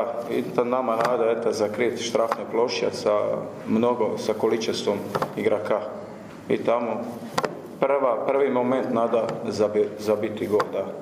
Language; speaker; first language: Russian; non-native, learner; Croatian